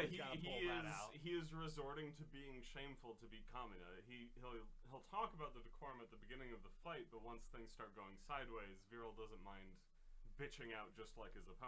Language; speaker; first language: English; native; English